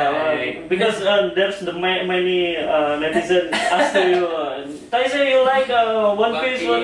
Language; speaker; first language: English; non-native, learner; Indonesian